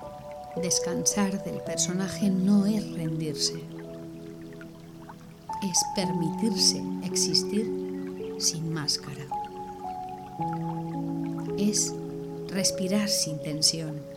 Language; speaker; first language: Spanish; native; Spanish